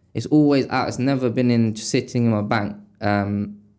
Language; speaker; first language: English; native; English